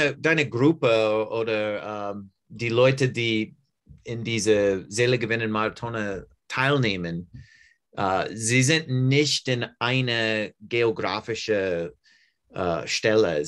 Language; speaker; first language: German; non-native, learner; English